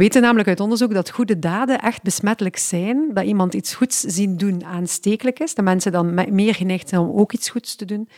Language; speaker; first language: Dutch; native; Dutch